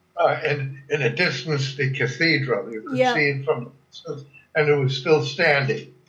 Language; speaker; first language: English; non-native, fluent; German